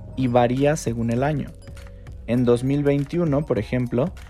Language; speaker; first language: Spanish; non-native, fluent; Chinese